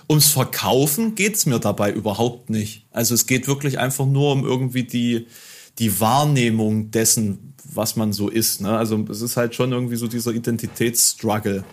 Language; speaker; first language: German; native; German